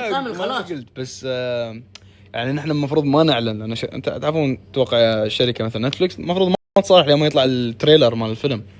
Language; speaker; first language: Arabic; native; Arabic